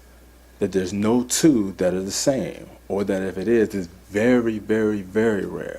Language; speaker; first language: English; native; English